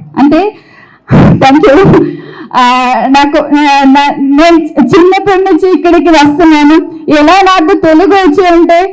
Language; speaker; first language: Telugu; non-native, local second language; Malayalam